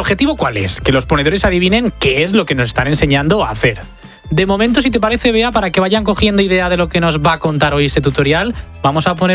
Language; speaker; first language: Spanish; native; Spanish